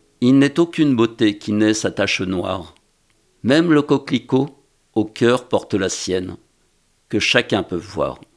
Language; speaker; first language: French; native; French